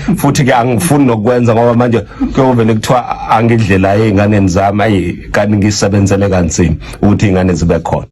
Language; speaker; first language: Zulu; native; Zulu